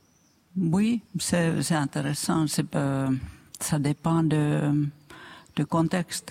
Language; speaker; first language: French; non-native, fluent; Finnish